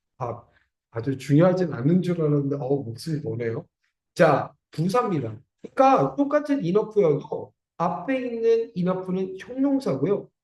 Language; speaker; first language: Korean; native; Korean